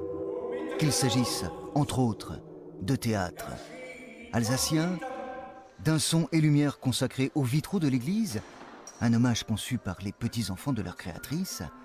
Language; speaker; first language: French; native; French